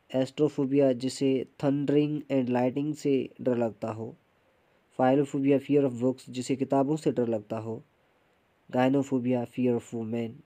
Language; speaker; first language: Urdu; non-native, local second language; Sindhi